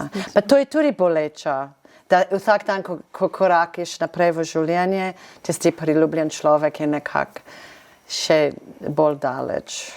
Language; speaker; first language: Slovenian; non-native, fluent; English